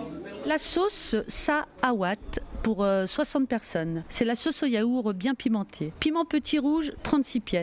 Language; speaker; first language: French; native; French